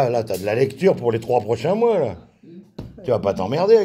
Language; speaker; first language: French; native; French